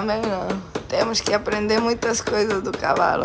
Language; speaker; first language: Portuguese; non-native, fluent; Slovenian